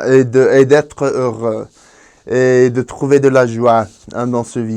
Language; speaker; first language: French; non-native, fluent; Spanish